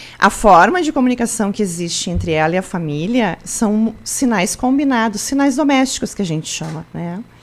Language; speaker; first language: Portuguese; native; Portuguese